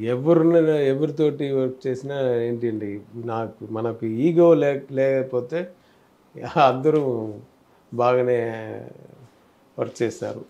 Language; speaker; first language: Telugu; non-native, learner; Tamil